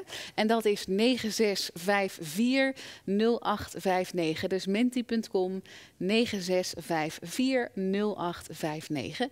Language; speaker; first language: Dutch; native; Dutch